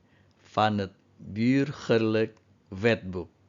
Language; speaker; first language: Dutch; non-native, fluent; Indonesian